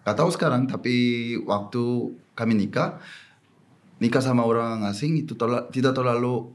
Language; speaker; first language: Indonesian; non-native, fluent; Korean